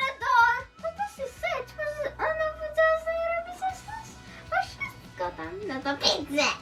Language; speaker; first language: Polish; early bilingual, heritage; Polish